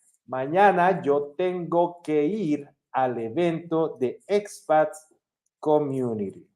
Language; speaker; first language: Spanish; non-native, fluent; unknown